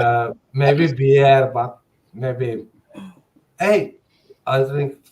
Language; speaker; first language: English; non-native, learner; Finnish